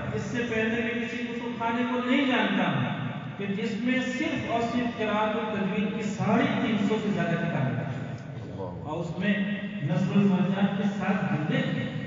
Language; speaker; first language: Urdu; non-native, local second language; Gujarati